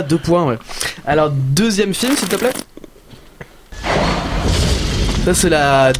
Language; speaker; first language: French; native; French